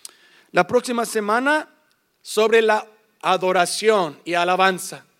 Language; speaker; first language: Spanish; early bilingual, heritage; English